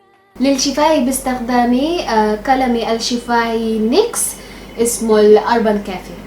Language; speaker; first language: Arabic; non-native, local second language; Bangla